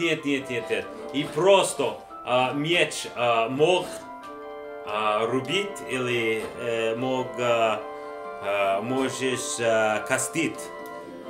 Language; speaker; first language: Russian; non-native, learner; English